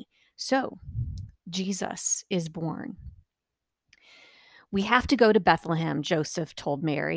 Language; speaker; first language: English; native; English